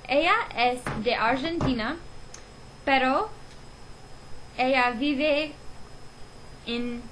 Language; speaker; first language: Spanish; non-native, learner; English